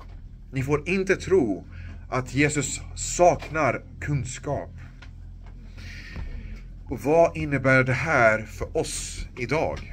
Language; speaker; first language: Swedish; non-native, local second language; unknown